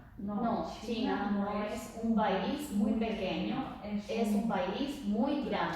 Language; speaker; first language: Spanish; non-native, learner; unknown